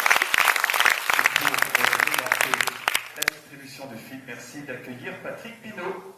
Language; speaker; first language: French; native; French